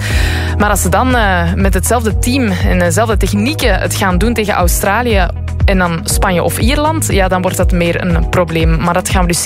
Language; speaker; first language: Dutch; native; Dutch